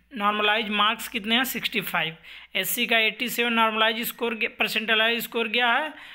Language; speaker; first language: Hindi; native; Hindi